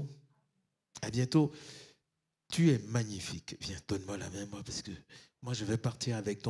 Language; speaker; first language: French; native; French